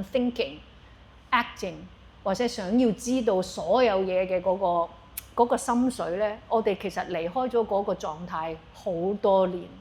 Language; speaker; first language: Cantonese; native; Cantonese